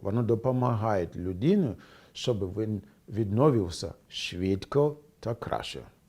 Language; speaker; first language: Ukrainian; non-native, fluent; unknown